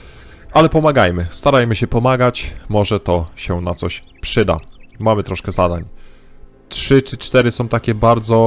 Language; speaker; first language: Polish; native; Polish